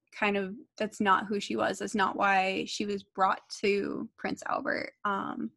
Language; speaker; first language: English; native; English